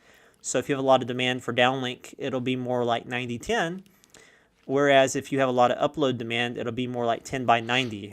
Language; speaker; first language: English; native; English